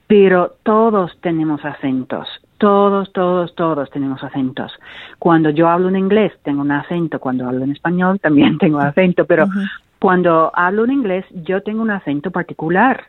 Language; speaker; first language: Spanish; non-native, fluent; English